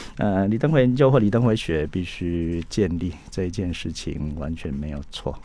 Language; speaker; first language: Chinese; native; Chinese